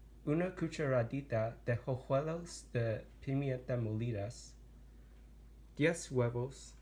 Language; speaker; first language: Spanish; non-native, learner; English